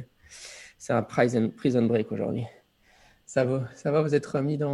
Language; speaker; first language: French; native; French